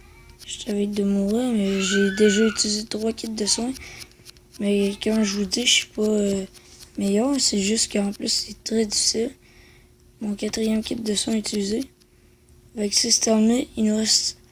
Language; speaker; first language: French; native; French